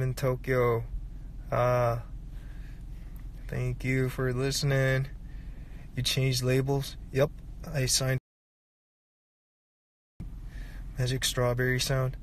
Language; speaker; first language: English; non-native, fluent; Korean